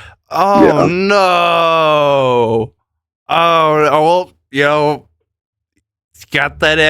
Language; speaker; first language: English; native; English